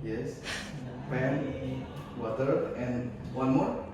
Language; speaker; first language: English; non-native, learner; Indonesian